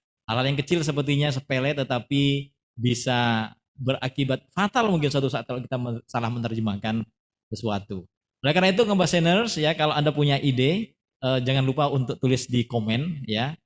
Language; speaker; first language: Indonesian; native; Indonesian